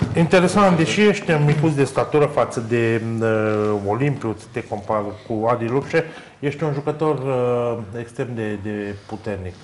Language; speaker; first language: Romanian; native; Romanian